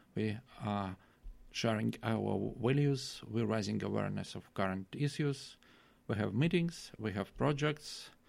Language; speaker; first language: English; non-native, fluent; Russian